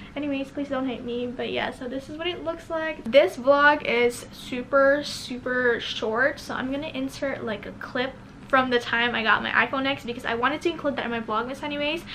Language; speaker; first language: English; native; English